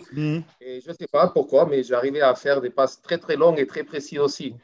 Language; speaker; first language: French; non-native, fluent; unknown